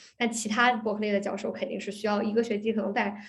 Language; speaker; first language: Chinese; early bilingual, heritage; Chinese